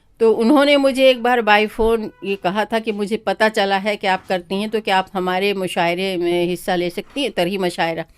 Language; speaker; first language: Urdu; native; Urdu